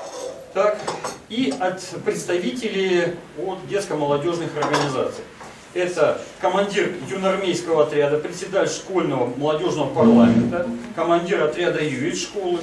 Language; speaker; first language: Russian; native; Russian